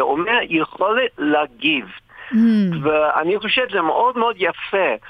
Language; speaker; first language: Hebrew; non-native, fluent; English